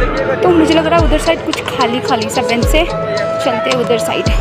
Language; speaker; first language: Hindi; non-native, local second language; Nepali